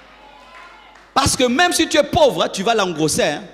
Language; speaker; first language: French; non-native, local second language; Lingala